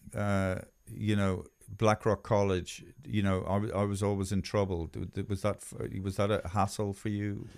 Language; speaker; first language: English; native; English